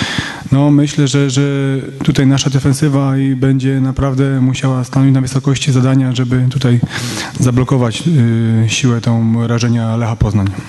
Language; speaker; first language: Polish; native; Polish